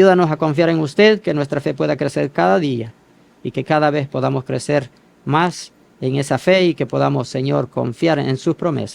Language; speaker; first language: Spanish; native; Spanish